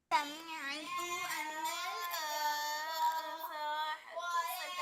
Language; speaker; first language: Arabic; non-native, learner; Urdu